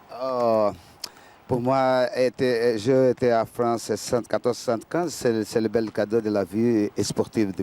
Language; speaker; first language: French; non-native, learner; Portuguese